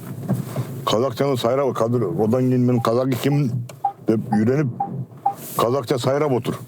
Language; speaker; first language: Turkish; non-native, local second language; Kazakh